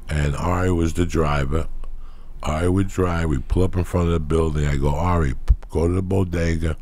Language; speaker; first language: English; native; English